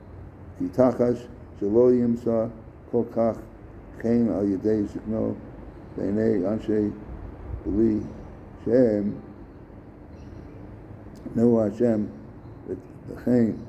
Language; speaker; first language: Hebrew; non-native, fluent; English